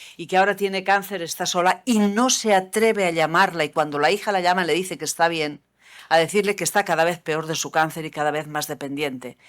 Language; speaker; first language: Spanish; non-native, local second language; Catalan